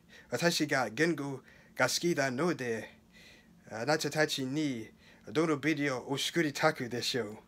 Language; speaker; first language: Japanese; non-native, learner; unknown